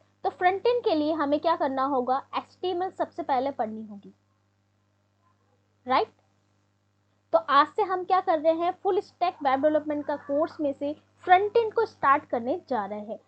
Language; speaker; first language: Hindi; native; Hindi